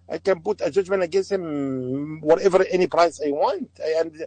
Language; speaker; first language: English; non-native, learner; Arabic